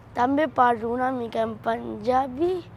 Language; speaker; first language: Catalan; early bilingual, other home language; Urdu